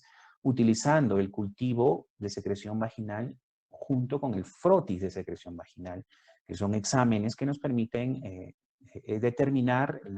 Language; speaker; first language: Spanish; native; Spanish